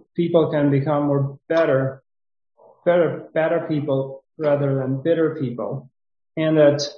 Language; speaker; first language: English; non-native, fluent; Ukrainian